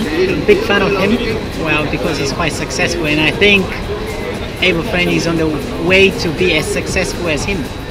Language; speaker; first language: English; non-native, fluent; Portuguese